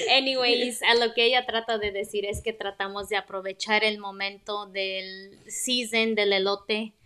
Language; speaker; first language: Spanish; native; Spanish